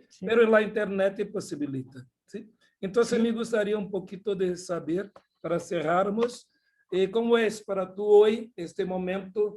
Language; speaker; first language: Spanish; non-native, learner; Portuguese